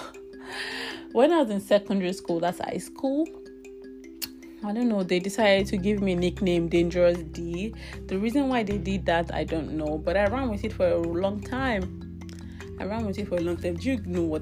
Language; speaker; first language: English; non-native, local second language; Yoruba